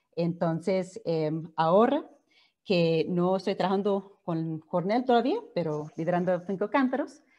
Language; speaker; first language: Spanish; non-native, fluent; English